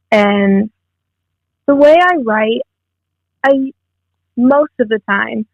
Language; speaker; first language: English; native; English